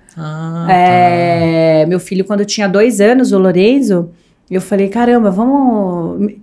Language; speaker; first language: Portuguese; native; Portuguese